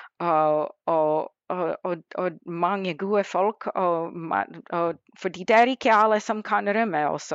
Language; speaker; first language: Norwegian; non-native, fluent; English